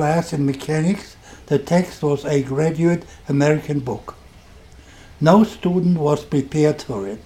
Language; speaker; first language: English; non-native, fluent; German